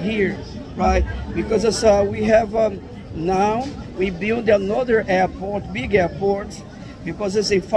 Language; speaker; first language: English; non-native, learner; Portuguese